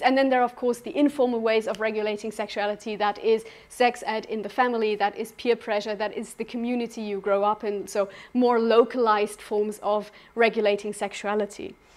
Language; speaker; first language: English; non-native, fluent; German